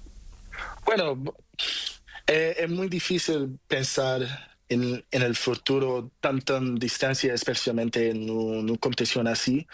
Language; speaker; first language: Spanish; non-native, learner; Portuguese